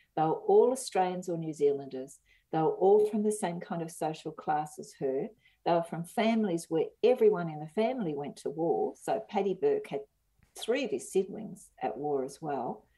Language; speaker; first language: English; native; English